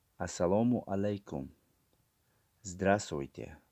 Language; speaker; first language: Russian; non-native, learner; Tajik